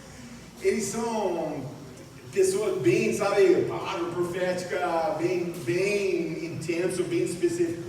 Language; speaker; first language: Portuguese; non-native, fluent; English